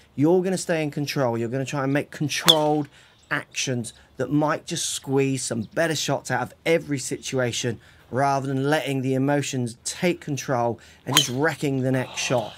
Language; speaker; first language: English; native; English